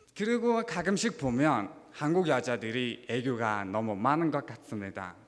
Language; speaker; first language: Korean; non-native, fluent; Mongolian